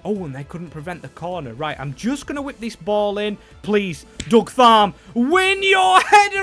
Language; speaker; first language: English; native; English